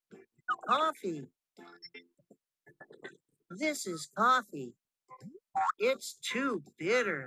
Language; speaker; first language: English; non-native, learner; Vietnamese